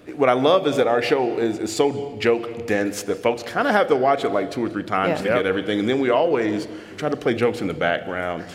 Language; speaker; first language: English; native; English